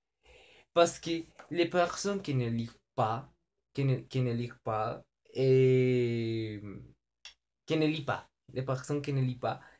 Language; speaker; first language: French; non-native, learner; Spanish